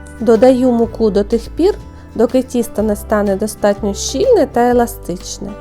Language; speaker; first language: Ukrainian; native; Ukrainian